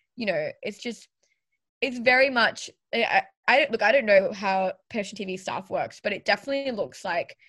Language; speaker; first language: English; native; English